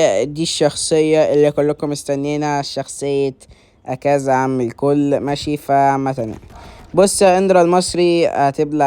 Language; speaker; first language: Arabic; native; Arabic